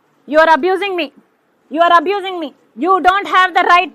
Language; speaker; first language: English; non-native, local second language; Telugu